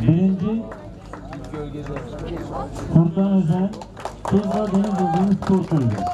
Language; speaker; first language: Turkish; native; Turkish